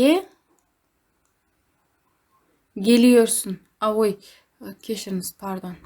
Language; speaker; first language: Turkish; non-native, fluent; Kazakh